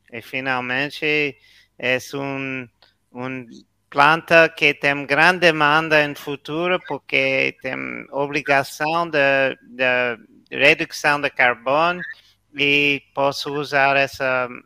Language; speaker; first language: Portuguese; non-native, learner; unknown